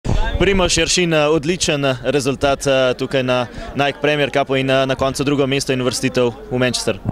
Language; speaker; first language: Slovenian; native; Slovenian